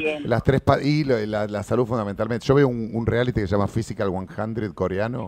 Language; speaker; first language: Spanish; native; Spanish